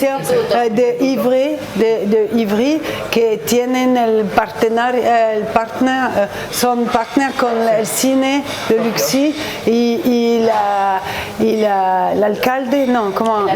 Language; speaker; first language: Spanish; non-native, learner; French